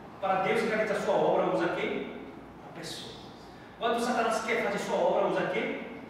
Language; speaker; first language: Portuguese; non-native, fluent; Korean